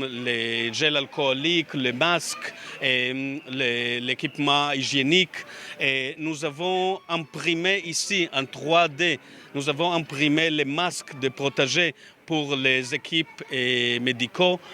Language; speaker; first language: French; non-native, learner; Hebrew